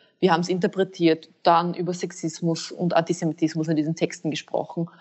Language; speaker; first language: German; early bilingual, other home language; Bosnian